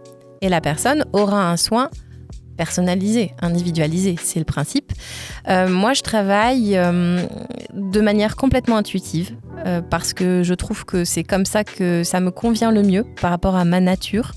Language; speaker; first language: French; native; French